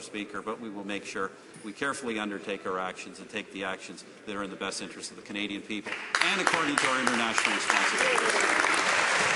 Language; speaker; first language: English; native; English